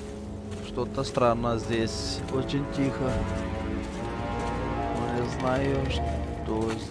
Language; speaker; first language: Russian; non-native, local second language; Romanian